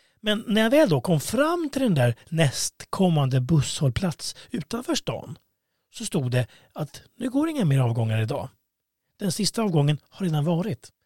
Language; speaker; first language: Swedish; native; Swedish